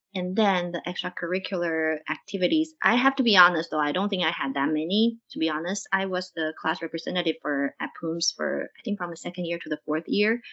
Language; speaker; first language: English; non-native, fluent; Chinese